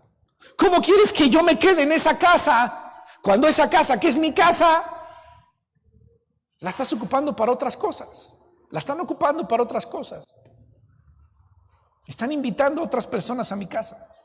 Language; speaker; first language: Spanish; native; Spanish